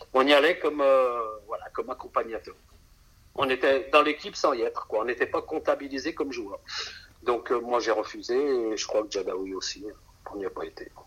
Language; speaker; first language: French; native; French